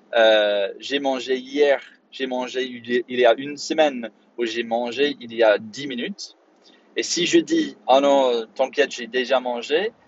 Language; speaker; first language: French; non-native, fluent; English